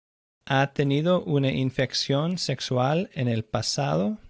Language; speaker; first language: Spanish; non-native, fluent; English